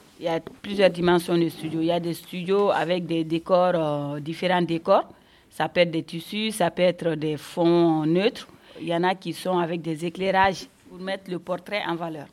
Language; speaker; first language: French; non-native, local second language; Bambara